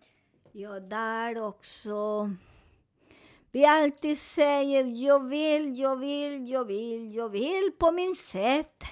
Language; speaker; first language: Swedish; non-native, learner; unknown